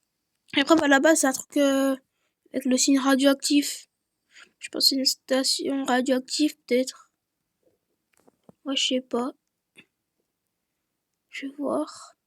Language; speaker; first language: French; native; French